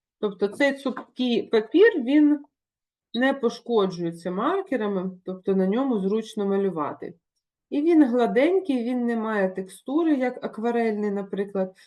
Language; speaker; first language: Ukrainian; non-native, local second language; Russian